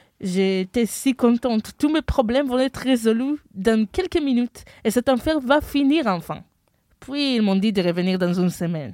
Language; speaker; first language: French; non-native, fluent; Hebrew